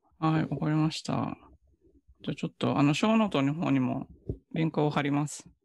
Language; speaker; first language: Japanese; native; Japanese